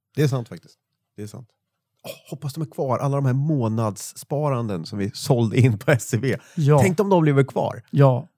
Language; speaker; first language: Swedish; native; Swedish